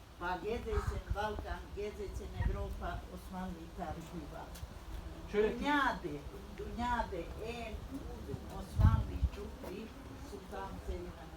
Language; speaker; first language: Turkish; non-native, local second language; Bosnian